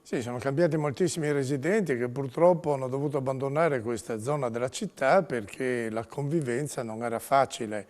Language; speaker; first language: Italian; native; Italian